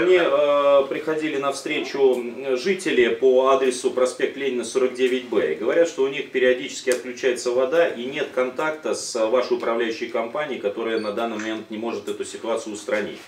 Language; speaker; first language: Russian; native; Russian